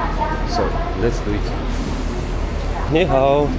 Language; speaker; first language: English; non-native, learner; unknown